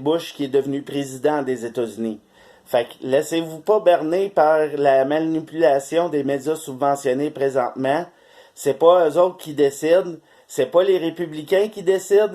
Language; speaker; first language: French; native; French